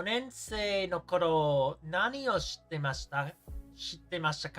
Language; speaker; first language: Japanese; non-native, learner; English